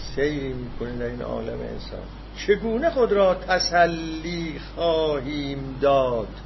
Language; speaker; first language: Persian; non-native, local second language; Azerbaijani